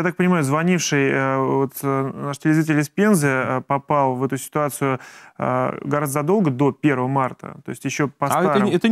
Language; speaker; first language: Russian; native; Russian